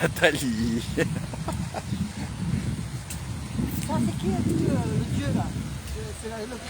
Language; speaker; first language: French; native; French